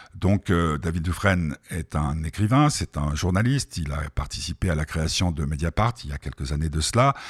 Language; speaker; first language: French; native; French